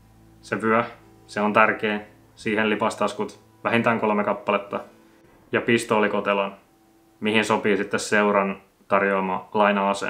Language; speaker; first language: Finnish; native; Finnish